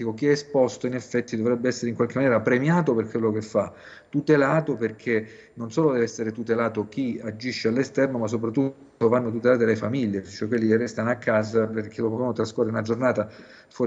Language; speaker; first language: Italian; native; Italian